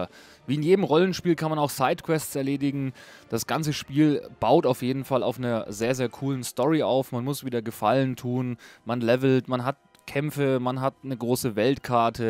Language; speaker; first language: German; native; German